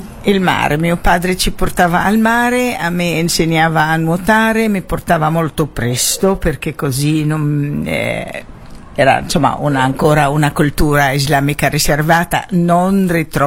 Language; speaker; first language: Italian; non-native, fluent; Arabic